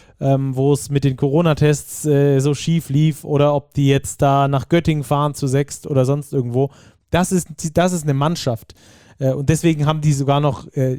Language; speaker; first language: German; native; German